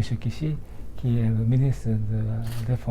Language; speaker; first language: French; non-native, fluent; Japanese